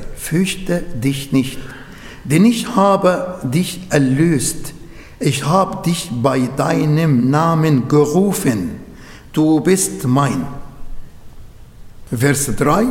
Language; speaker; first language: German; non-native, learner; Arabic